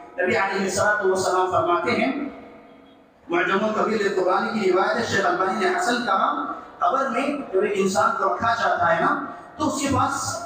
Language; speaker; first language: Urdu; native; Urdu